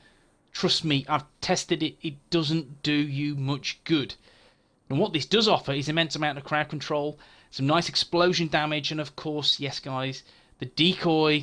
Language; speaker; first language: English; native; English